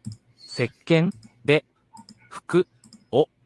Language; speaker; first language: Japanese; non-native, learner; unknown